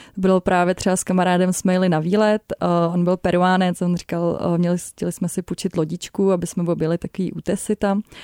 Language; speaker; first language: Czech; native; Czech